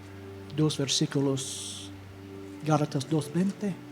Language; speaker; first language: Spanish; non-native, fluent; English